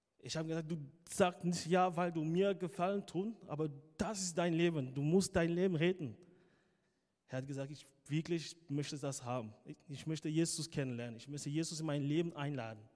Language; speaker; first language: German; non-native, fluent; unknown